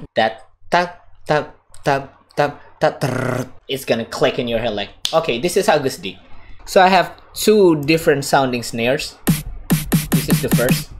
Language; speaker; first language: English; non-native, fluent; Indonesian